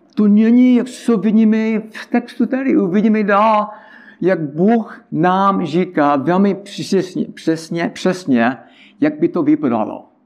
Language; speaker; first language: Czech; non-native, learner; English